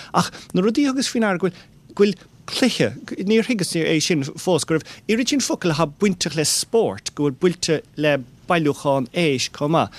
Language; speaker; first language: Irish; non-native, local second language; English